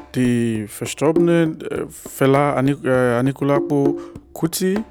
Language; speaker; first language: German; non-native, learner; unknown